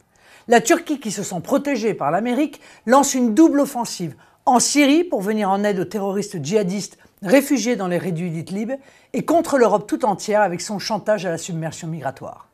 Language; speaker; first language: French; native; French